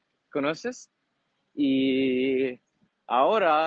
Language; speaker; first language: Spanish; non-native, learner; English